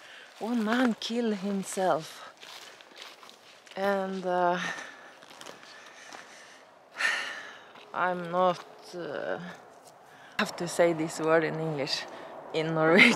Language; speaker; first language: English; non-native, learner; Norwegian